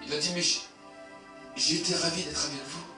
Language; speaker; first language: French; native; French